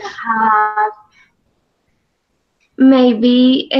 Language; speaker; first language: English; non-native, learner; Spanish